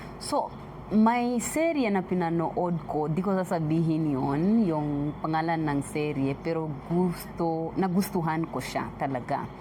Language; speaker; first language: Filipino; non-native, fluent; Swahili